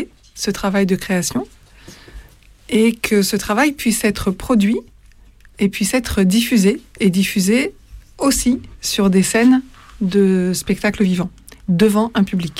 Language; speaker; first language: French; native; French